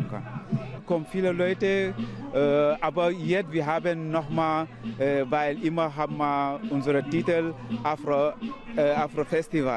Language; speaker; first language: German; non-native, learner; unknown